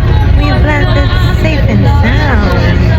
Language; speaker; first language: English; non-native, local second language; Filipino